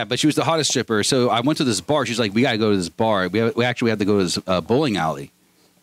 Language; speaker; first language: English; native; English